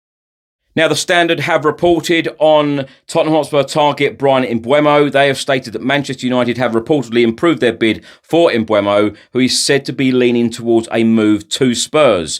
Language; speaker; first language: English; native; English